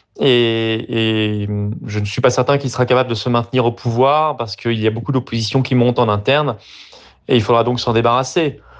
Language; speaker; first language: French; native; French